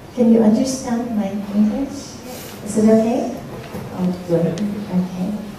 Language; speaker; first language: English; native; English